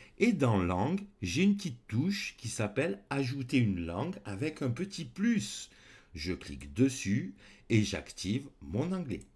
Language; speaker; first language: French; native; French